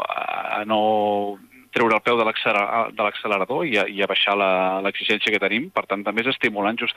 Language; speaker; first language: Catalan; native; Catalan